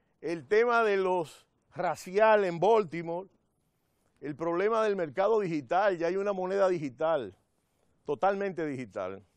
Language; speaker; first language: Spanish; native; Spanish